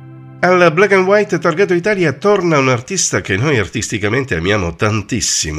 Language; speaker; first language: Italian; native; Italian